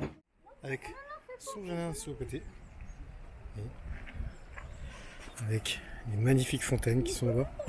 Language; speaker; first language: French; native; French